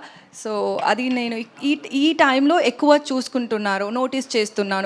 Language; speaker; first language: Telugu; non-native, learner; Tamil